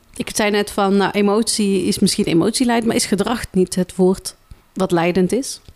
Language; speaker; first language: Dutch; early bilingual, other home language; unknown